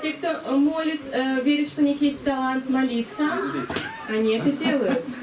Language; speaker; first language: Russian; native; Russian